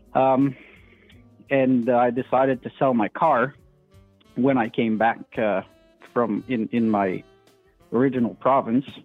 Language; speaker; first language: English; non-native, fluent; French